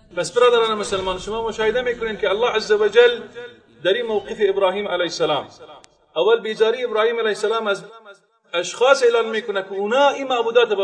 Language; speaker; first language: Persian; native; Persian